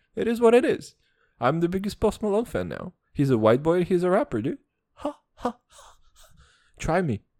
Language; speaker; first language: English; non-native, fluent; Serbian